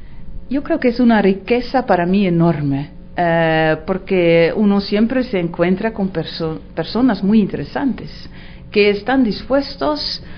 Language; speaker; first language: Spanish; non-native, fluent; Dutch